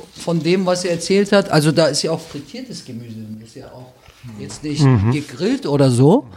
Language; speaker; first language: German; early bilingual, other home language; Turkish